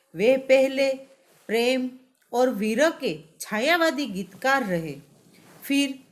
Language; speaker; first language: Hindi; non-native, local second language; Gujarati